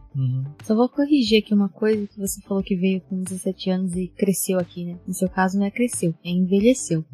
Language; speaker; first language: Portuguese; early bilingual, heritage; Japanese